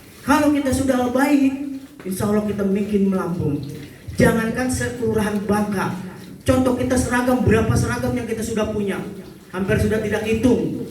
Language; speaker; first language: Indonesian; native; Indonesian